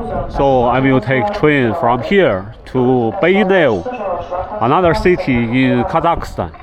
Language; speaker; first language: English; non-native, fluent; Chinese